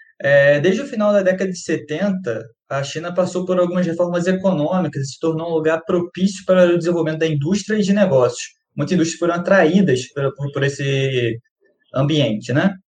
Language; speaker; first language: Portuguese; native; Portuguese